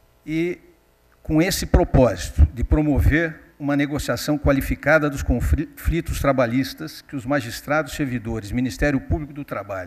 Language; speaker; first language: Portuguese; native; Portuguese